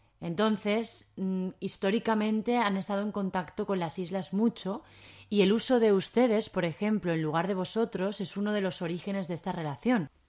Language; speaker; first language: Spanish; native; Spanish